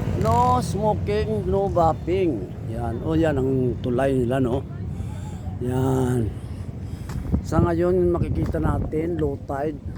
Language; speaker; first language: Filipino; non-native, local second language; Hiligaynon